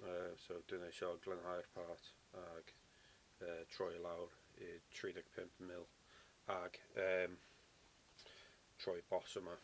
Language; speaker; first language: Welsh; non-native, learner; English